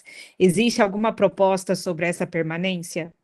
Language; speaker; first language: Portuguese; native; Portuguese